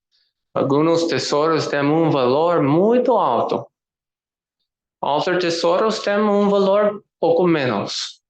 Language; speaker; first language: Portuguese; non-native, learner; English